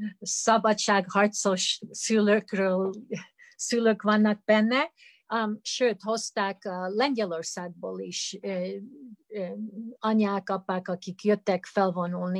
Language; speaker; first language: Hungarian; early bilingual, heritage; Hungarian